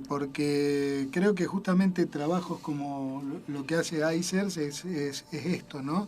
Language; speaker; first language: Spanish; native; Spanish